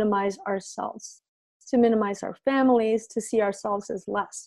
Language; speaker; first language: English; early bilingual, other home language; Spanish